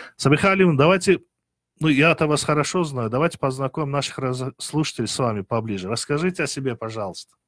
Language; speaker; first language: Russian; non-native, local second language; Uzbek